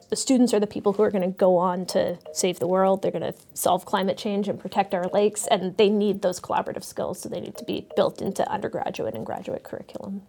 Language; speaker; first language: English; native; English